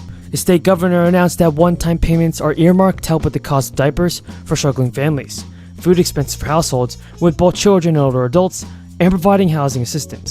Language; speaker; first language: English; native; English